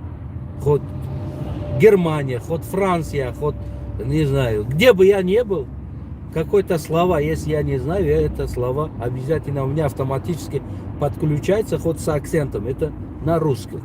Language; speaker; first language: Russian; non-native, local second language; Tajik